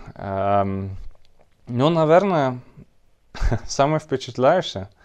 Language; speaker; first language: Russian; non-native, learner; Dutch